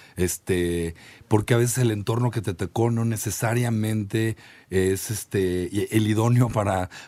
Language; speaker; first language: Spanish; native; Spanish